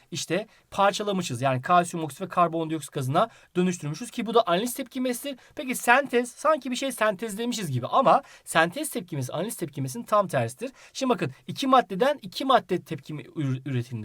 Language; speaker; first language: Turkish; native; Turkish